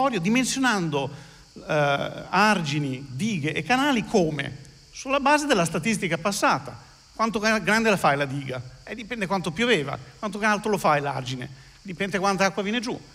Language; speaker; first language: Italian; native; Italian